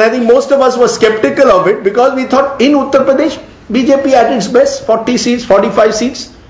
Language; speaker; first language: English; non-native, local second language; Marathi